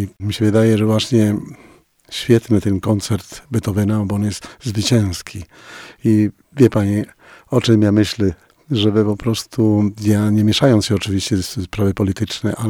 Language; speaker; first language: Polish; non-native, fluent; Spanish